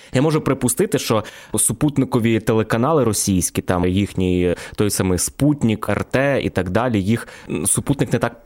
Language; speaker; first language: Ukrainian; native; Ukrainian